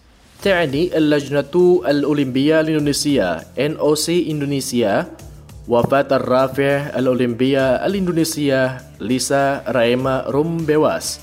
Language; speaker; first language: Arabic; non-native, fluent; Indonesian